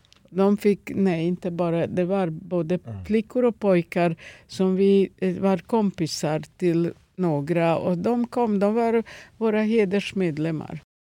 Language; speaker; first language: Swedish; non-native, fluent; Serbian